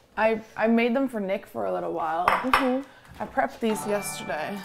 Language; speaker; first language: English; non-native, fluent; Norwegian